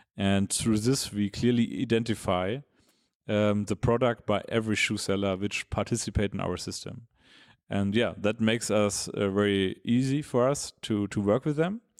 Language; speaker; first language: English; non-native, fluent; German